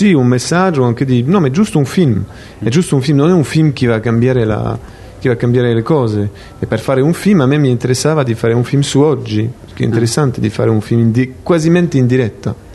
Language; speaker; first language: Italian; non-native, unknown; French